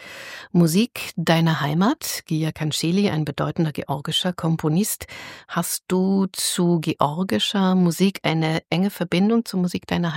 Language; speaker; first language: German; native; German